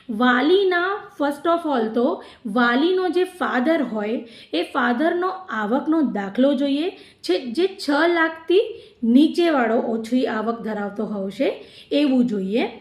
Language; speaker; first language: Gujarati; non-native, local second language; Sindhi